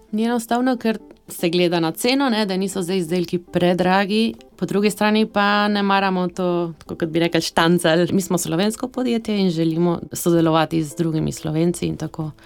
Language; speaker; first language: Slovenian; early bilingual, heritage; Slovenian